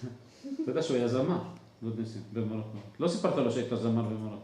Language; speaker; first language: Hebrew; native; Hebrew